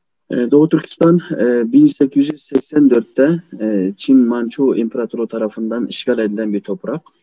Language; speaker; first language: Turkish; non-native, fluent; Uyghur